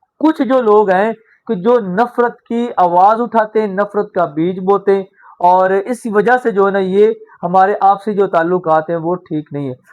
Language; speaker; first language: Urdu; non-native, local second language; Punjabi